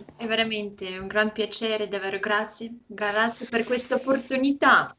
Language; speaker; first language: Italian; non-native, fluent; Russian